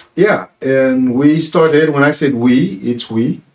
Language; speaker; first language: English; non-native, fluent; Haitian Creole